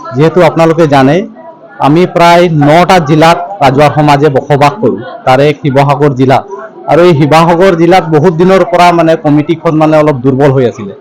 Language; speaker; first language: Assamese; non-native, local second language; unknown